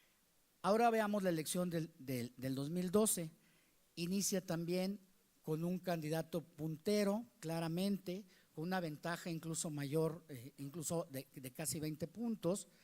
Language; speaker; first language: Spanish; native; Spanish